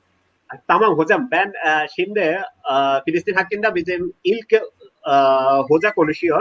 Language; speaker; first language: Turkish; non-native, learner; Bangla